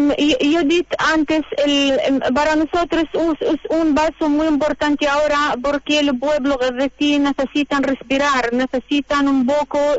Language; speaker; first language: Spanish; non-native, learner; Arabic